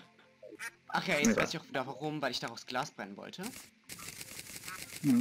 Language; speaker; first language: German; native; German